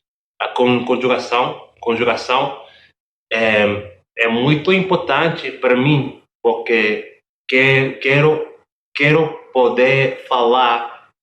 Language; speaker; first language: Portuguese; non-native, learner; English